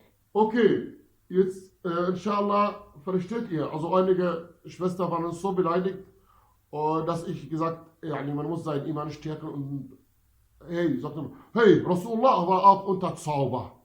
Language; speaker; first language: German; non-native, fluent; Arabic